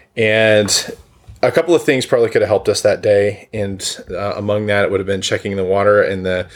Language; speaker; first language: English; native; English